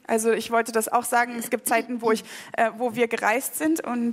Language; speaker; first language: German; native; German